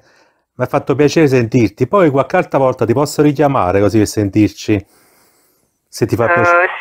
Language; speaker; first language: Italian; native; Italian